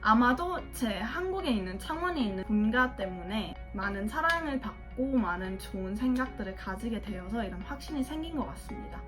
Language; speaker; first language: Korean; early bilingual, heritage; Korean